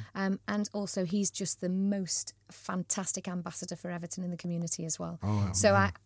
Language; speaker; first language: English; native; English